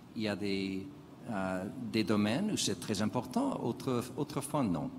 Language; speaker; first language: French; non-native, fluent; English